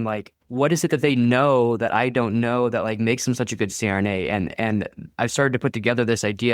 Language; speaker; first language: English; native; English